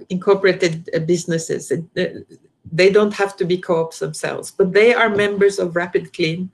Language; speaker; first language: English; non-native, fluent; Norwegian